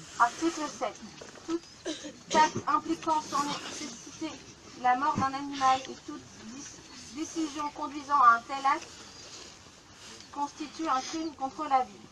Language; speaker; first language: French; native; French